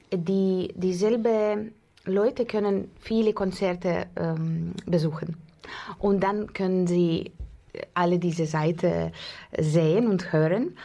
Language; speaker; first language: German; non-native, learner; Russian